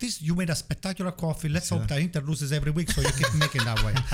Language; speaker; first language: English; non-native, fluent; Italian